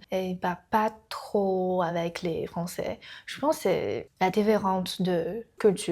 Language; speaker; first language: French; non-native, learner; Chinese